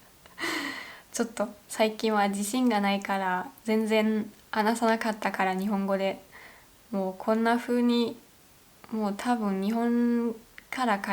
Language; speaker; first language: Japanese; non-native, fluent; German